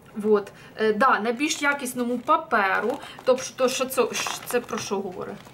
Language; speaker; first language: Ukrainian; non-native, local second language; Russian